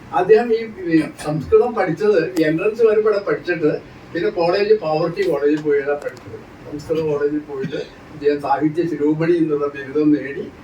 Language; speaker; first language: Malayalam; native; Malayalam